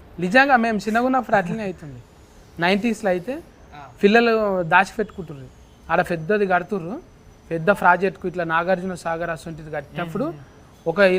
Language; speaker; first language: Telugu; native; Telugu